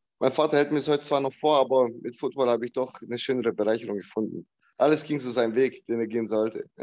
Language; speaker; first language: German; early bilingual, other home language; Bosnian